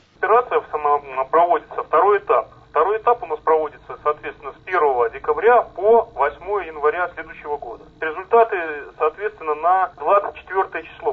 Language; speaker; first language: Russian; native; Russian